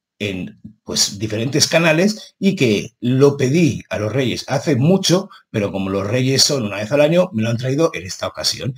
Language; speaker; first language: Spanish; native; Spanish